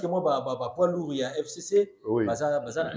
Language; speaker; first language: French; non-native, local second language; Lingala